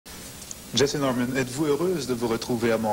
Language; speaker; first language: French; native; French